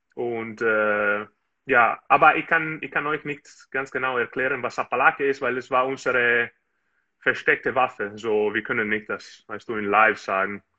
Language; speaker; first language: German; non-native, fluent; Italian